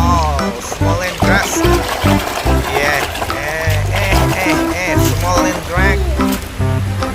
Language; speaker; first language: English; non-native, learner; Indonesian